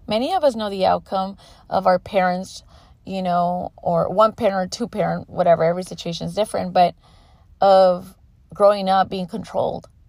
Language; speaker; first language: English; early bilingual, other home language; Spanish